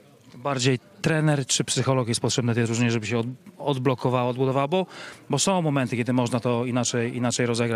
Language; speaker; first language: Polish; native; Polish